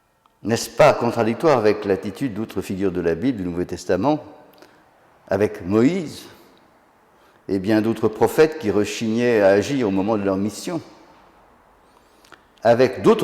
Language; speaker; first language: French; native; French